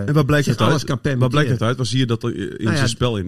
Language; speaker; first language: Dutch; native; Dutch